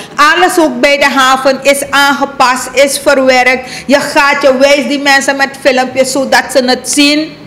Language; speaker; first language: Dutch; native; Dutch